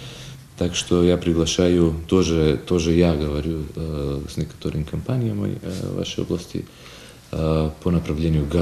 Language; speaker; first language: Russian; non-native, fluent; Macedonian